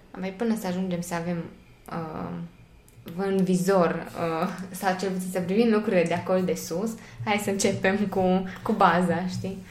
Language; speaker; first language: Romanian; native; Romanian